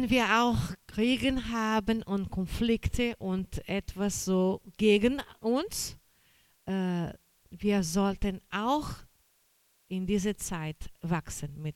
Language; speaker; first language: German; non-native, learner; Portuguese